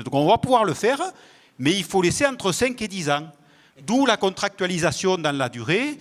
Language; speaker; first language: French; native; French